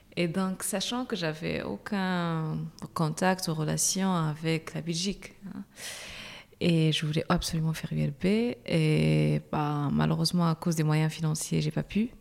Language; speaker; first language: French; non-native, local second language; Arabic